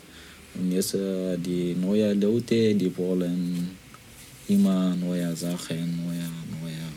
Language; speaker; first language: German; non-native, learner; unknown